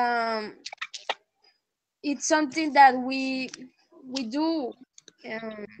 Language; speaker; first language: English; non-native, learner; Spanish